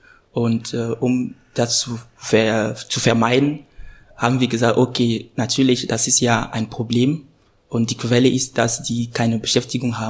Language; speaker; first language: German; non-native, fluent; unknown